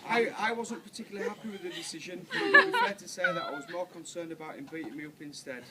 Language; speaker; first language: English; native; English